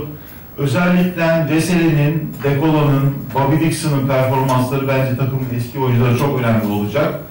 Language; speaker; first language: Turkish; native; Turkish